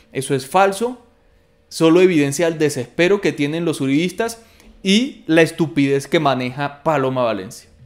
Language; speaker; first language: Spanish; native; Spanish